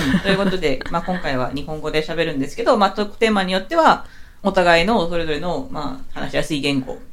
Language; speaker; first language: Japanese; native; Japanese